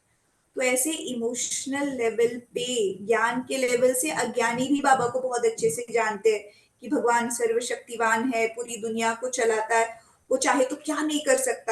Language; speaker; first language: Hindi; native; Hindi